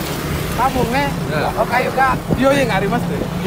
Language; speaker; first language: Japanese; non-native, learner; Indonesian